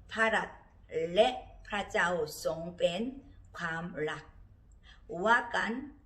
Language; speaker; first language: Thai; non-native, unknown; Korean